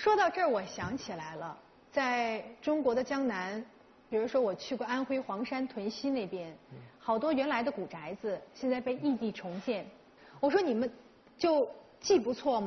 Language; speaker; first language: Chinese; native; Chinese